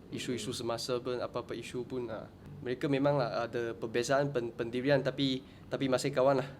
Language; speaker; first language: Malay; non-native, local second language; Chinese